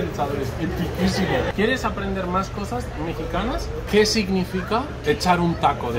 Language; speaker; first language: Spanish; native; Spanish